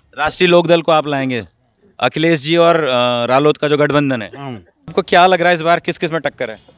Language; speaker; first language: Hindi; native; Hindi